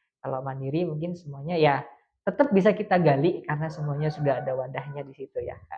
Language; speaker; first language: Indonesian; native; Indonesian